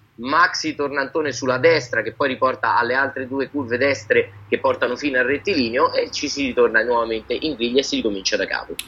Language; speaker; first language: Italian; native; Italian